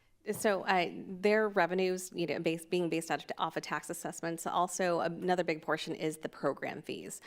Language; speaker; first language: English; native; English